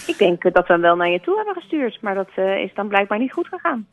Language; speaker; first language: Dutch; native; Dutch